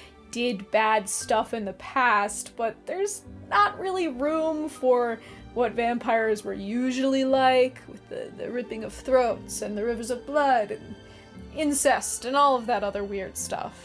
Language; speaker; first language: English; native; English